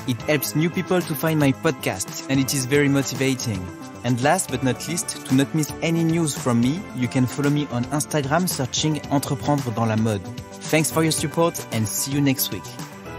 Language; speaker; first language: English; non-native, fluent; French